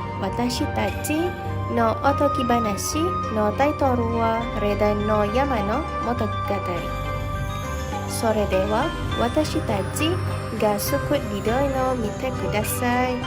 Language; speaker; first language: Japanese; non-native, learner; Malay